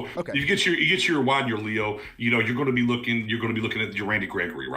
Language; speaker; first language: English; native; English